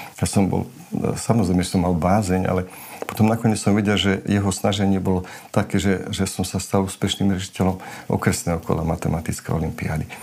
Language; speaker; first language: Slovak; non-native, local second language; Romany